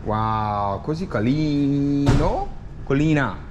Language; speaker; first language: Italian; non-native, learner; English